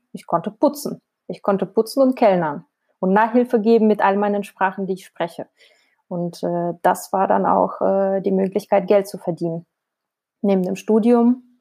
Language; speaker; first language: German; non-native, fluent; Russian